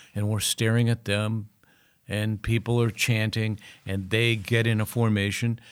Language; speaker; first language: English; native; English